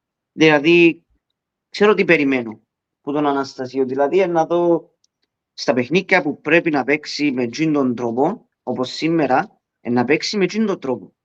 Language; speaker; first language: Greek; early bilingual, heritage; Greek